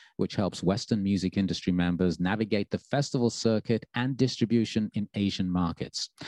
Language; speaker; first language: English; native; English